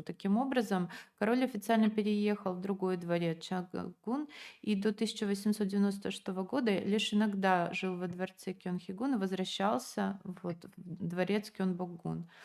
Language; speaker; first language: Russian; native; Russian